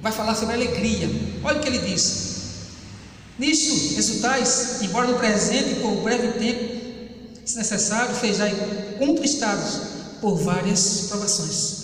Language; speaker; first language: Portuguese; native; Portuguese